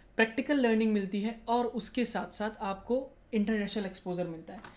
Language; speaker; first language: Hindi; non-native, local second language; Marathi